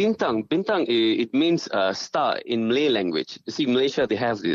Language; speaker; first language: English; non-native, local second language; Tamil